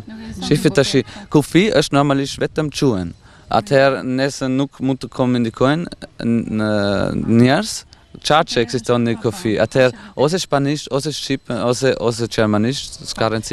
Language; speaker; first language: Albanian; non-native, fluent; German